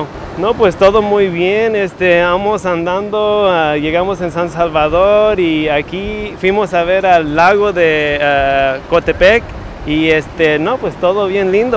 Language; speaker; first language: Spanish; early bilingual, heritage; Spanish